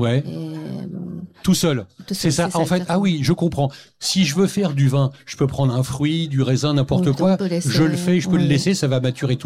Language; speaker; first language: French; native; French